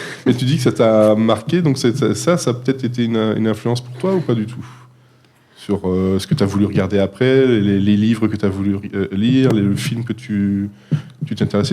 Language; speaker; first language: French; native; French